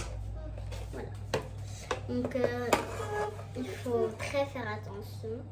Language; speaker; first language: French; native; French